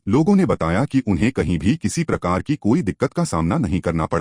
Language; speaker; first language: Hindi; native; Hindi